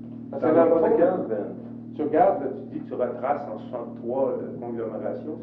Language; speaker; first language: French; native; French